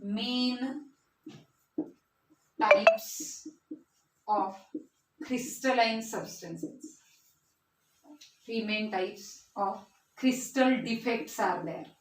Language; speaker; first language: English; non-native, local second language; Marathi